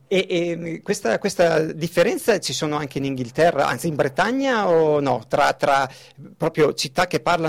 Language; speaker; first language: Italian; native; Italian